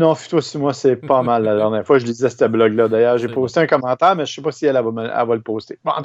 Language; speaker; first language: French; native; French